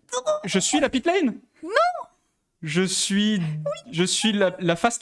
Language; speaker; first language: French; native; French